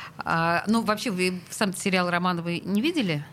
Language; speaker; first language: Russian; native; Russian